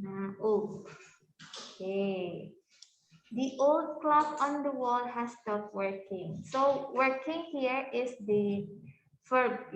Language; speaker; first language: English; non-native, fluent; Indonesian